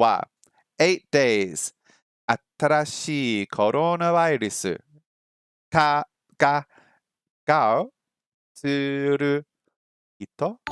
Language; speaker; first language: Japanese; non-native, learner; English